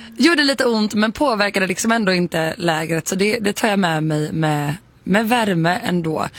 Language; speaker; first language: Swedish; native; Swedish